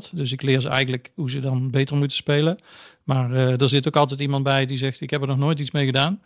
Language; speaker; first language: Dutch; native; Dutch